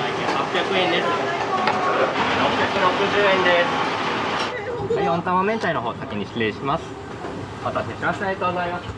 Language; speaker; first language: Japanese; native; Japanese